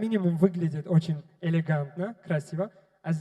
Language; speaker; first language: Russian; non-native, local second language; Tajik